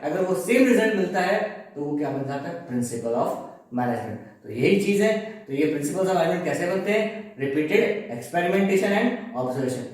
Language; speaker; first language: Hindi; native; Hindi